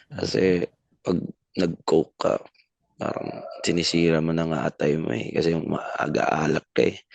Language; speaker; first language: Filipino; non-native, local second language; Cebuano